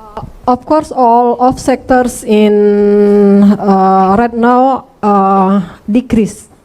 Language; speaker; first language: English; non-native, learner; Indonesian